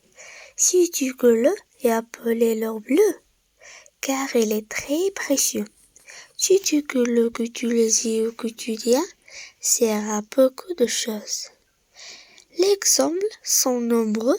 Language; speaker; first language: French; non-native, local second language; Arabic